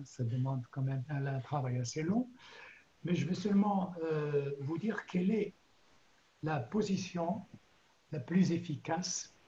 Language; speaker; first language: French; native; French